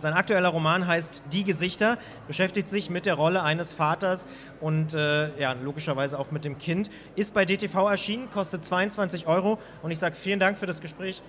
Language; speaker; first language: German; native; German